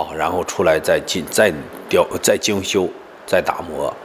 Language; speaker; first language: Chinese; native; Chinese